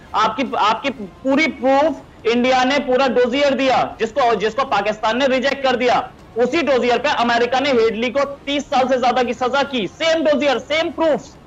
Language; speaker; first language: Hindi; native; Hindi